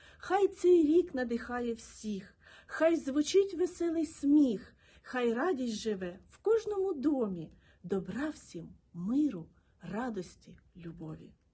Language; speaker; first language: Ukrainian; native; Ukrainian